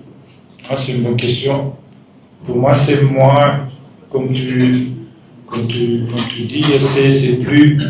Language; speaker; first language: French; non-native, local second language; Dutch